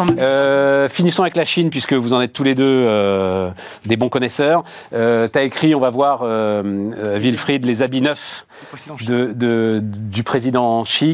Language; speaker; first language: French; native; French